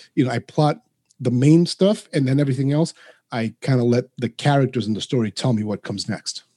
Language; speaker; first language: English; early bilingual, other home language; Spanish